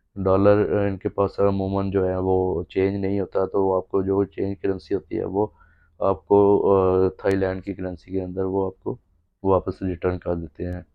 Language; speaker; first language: Urdu; non-native, local second language; Punjabi